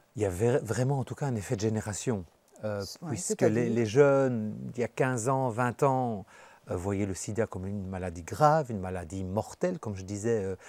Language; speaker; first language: French; native; French